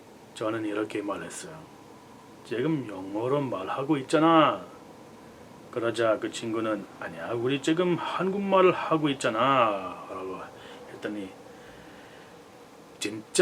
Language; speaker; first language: Korean; non-native, fluent; English